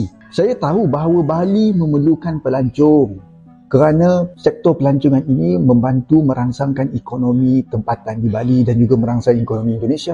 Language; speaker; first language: Malay; native; Malay